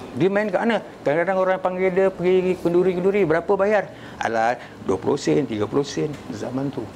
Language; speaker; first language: Malay; native; Malay